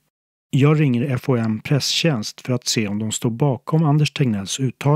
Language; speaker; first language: Swedish; native; Swedish